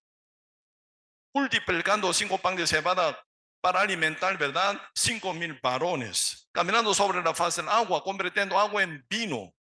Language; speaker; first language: Spanish; non-native, learner; Korean